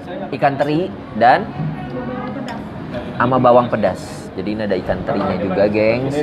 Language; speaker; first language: Indonesian; native; Indonesian